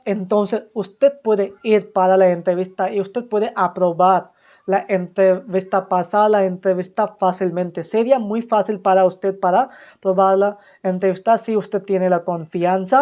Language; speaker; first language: Spanish; non-native, fluent; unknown